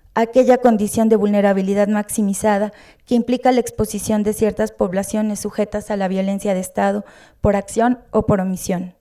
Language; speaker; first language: Spanish; native; Spanish